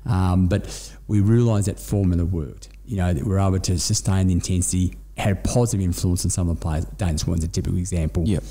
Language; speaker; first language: English; native; English